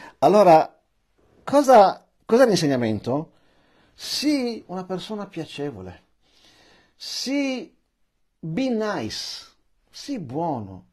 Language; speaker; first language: Italian; early bilingual, other home language; Persian